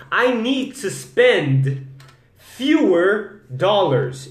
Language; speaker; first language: English; non-native, fluent; Portuguese